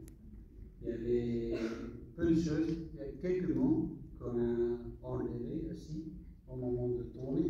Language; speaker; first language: French; non-native, fluent; English